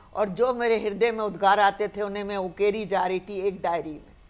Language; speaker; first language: Hindi; native; Hindi